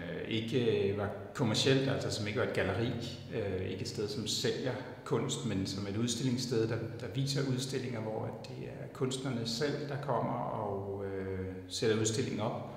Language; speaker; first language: Danish; native; Danish